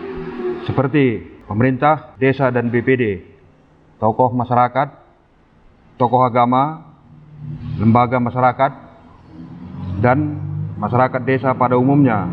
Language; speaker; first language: Indonesian; non-native, local second language; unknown